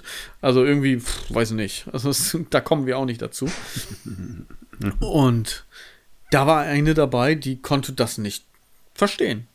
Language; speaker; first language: German; native; German